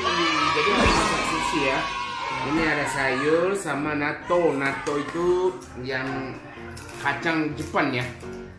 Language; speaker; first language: Indonesian; non-native, fluent; Japanese